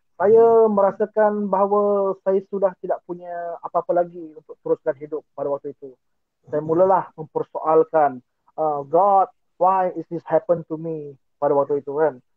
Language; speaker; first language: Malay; non-native, local second language; Iban